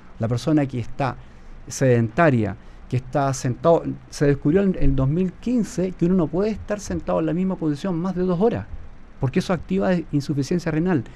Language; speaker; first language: Spanish; native; Spanish